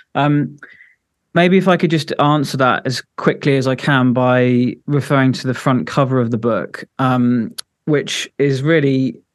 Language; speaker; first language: English; native; English